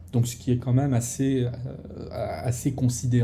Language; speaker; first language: French; native; French